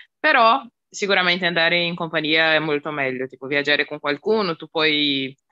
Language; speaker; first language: Italian; non-native, fluent; Portuguese